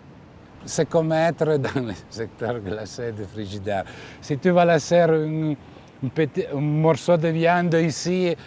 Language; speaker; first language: French; non-native, fluent; Italian